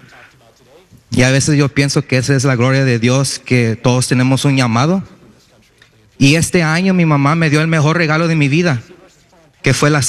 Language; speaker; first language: Spanish; early bilingual, heritage; Spanish